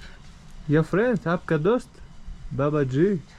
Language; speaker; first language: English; non-native, learner; Russian